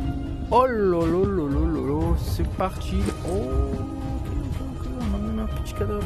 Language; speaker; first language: French; native; French